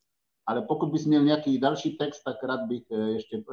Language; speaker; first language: Czech; non-native, fluent; Polish